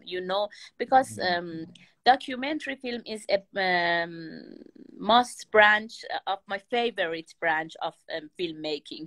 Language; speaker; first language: English; non-native, learner; Persian